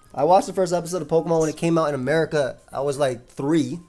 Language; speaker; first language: English; native; English